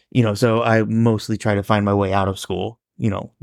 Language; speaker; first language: English; native; English